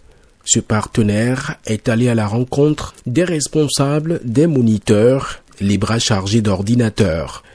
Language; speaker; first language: French; native; French